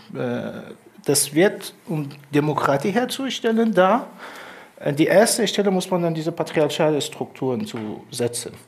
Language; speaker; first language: German; non-native, fluent; Persian